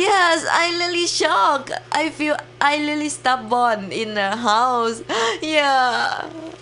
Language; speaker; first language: English; non-native, learner; Thai